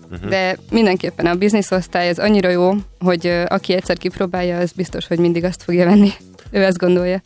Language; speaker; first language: Hungarian; native; Hungarian